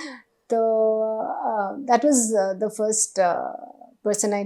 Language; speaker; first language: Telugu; non-native, learner; Hindi